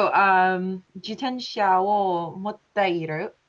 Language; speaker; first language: Japanese; non-native, learner; English